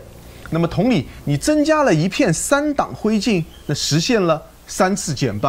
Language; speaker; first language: Chinese; native; Chinese